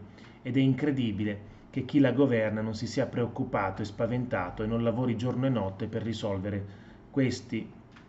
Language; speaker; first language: Italian; native; Italian